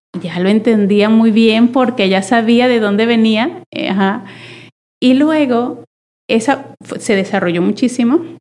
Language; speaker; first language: Spanish; native; Spanish